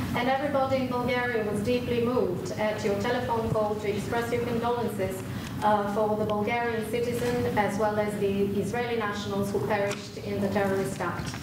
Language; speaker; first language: English; non-native, fluent; Bulgarian